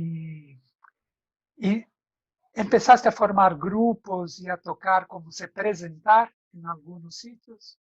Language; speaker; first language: Spanish; non-native, fluent; Portuguese